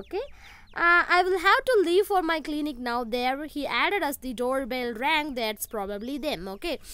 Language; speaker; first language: English; non-native, local second language; Tamil